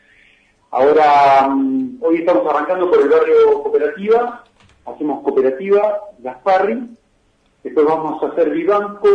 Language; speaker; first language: Spanish; native; Spanish